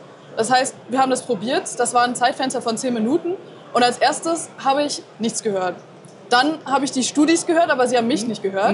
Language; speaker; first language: German; native; German